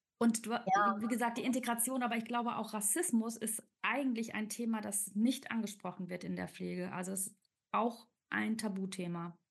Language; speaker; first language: German; native; German